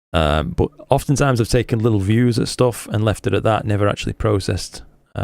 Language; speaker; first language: English; native; English